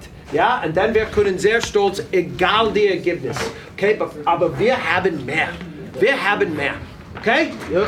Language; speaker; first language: German; non-native, learner; English